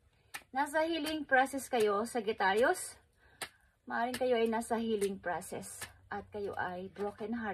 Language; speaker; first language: Filipino; native; Filipino